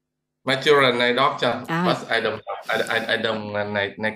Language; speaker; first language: English; non-native, learner; Vietnamese